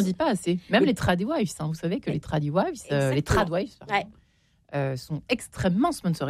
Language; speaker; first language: French; native; French